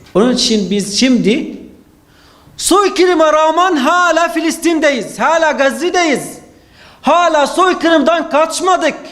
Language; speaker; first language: Turkish; non-native, fluent; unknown